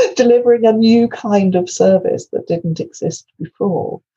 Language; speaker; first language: English; non-native, local second language; Welsh